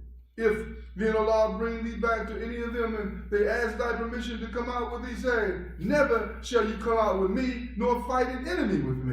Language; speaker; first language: English; native; English